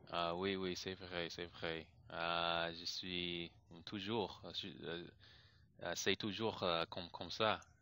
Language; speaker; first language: French; non-native, learner; English